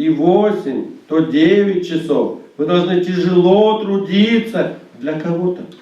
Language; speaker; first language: Russian; native; Russian